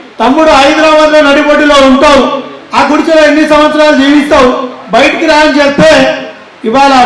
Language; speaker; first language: Telugu; non-native, local second language; Lambadi